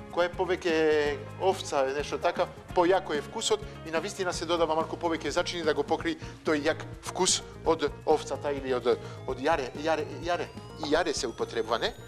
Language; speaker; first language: Macedonian; non-native, fluent; French